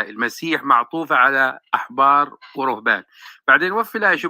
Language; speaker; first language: Arabic; native; Arabic